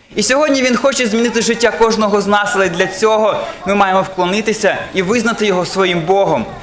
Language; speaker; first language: Ukrainian; non-native, local second language; Russian